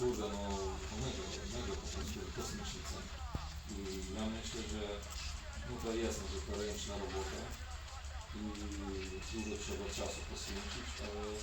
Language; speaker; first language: Polish; non-native, fluent; Ukrainian